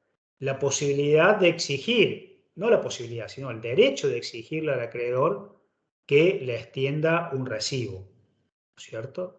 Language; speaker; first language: Spanish; native; Spanish